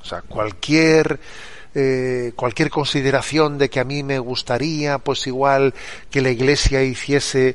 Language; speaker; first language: Spanish; native; Spanish